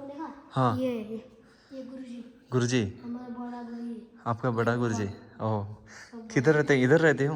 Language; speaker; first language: Hindi; non-native, local second language; Malayalam